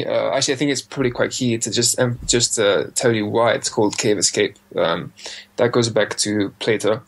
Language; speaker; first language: English; native; English